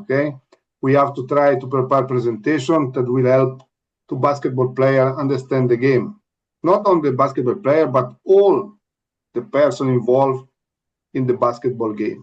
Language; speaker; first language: English; non-native, learner; Italian